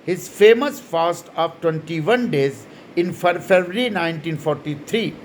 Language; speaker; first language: English; non-native, local second language; Hindi